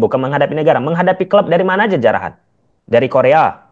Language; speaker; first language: Indonesian; native; Indonesian